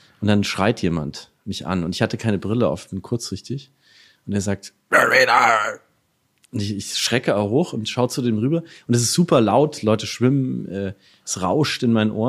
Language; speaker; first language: German; native; German